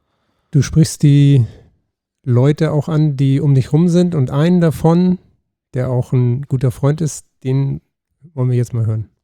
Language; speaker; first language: German; native; German